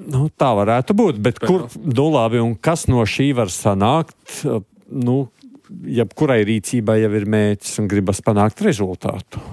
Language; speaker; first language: Latvian; native; Latvian